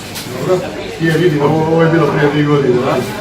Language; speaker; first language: Bosnian; native; Bosnian